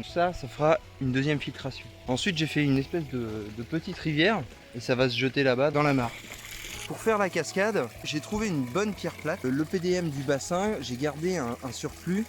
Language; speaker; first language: French; native; French